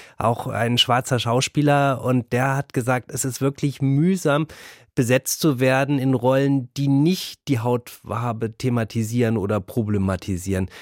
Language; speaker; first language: German; native; German